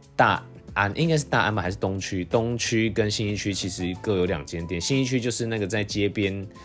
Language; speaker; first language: Chinese; native; Chinese